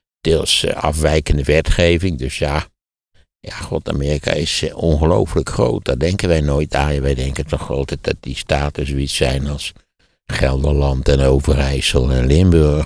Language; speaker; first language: Dutch; native; Dutch